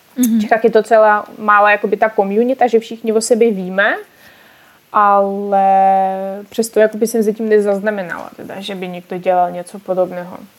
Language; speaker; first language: Czech; non-native, fluent; Russian